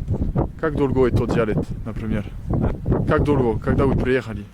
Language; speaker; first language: Russian; non-native, learner; French